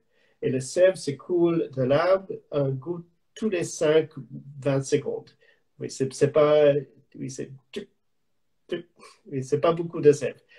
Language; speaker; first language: French; non-native, learner; English